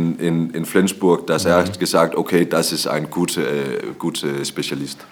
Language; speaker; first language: German; non-native, learner; Danish